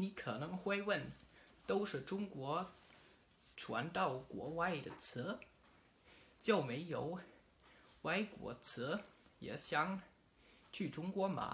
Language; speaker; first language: Chinese; non-native, learner; German